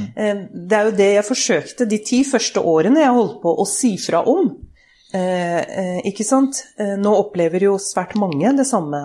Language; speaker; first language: Norwegian; early bilingual, other home language; Urdu